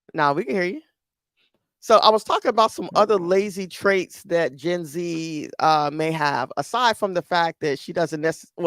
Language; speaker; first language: English; native; English